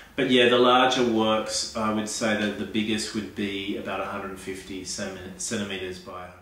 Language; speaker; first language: English; native; English